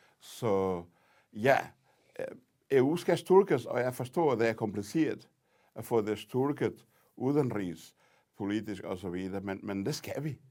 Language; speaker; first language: Danish; non-native, fluent; Portuguese